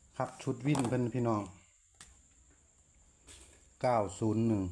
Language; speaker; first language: Thai; non-native, local second language; Northeastern Thai